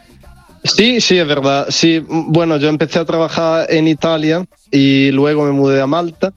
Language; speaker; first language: Spanish; non-native, fluent; Italian